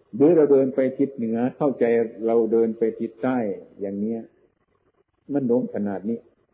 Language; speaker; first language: Thai; non-native, local second language; Northeastern Thai